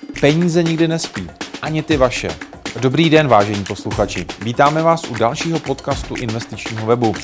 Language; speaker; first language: Czech; native; Czech